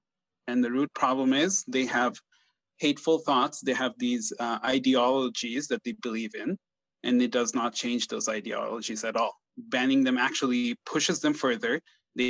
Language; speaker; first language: English; non-native, local second language; Bangla